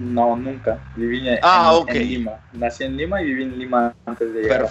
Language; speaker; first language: Spanish; early bilingual, other home language; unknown